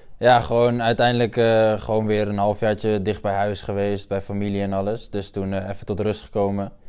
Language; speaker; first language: Dutch; native; Dutch